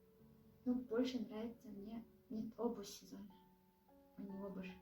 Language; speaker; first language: Russian; non-native, local second language; Kazakh